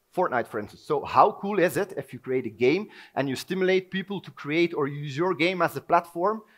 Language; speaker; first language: English; non-native, fluent; Dutch